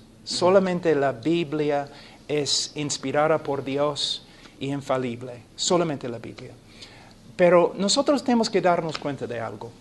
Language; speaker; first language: Spanish; non-native, fluent; English